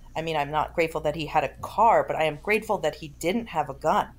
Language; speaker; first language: English; native; English